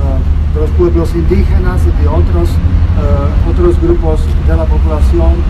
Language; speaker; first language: Spanish; non-native, fluent; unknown